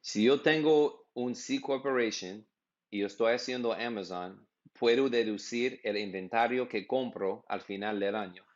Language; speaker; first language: Spanish; non-native, learner; English